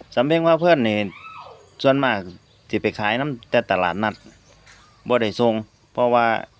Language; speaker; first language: Thai; native; Thai